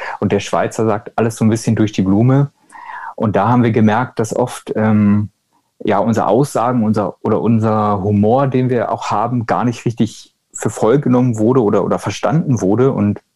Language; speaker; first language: German; native; German